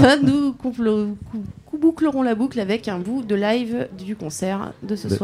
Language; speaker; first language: French; native; French